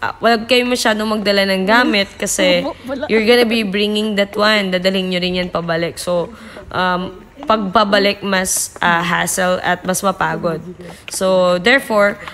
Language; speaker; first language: Filipino; native; Filipino